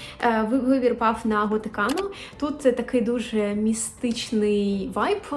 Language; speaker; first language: Ukrainian; native; Ukrainian